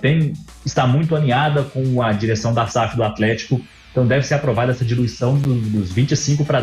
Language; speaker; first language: Portuguese; native; Portuguese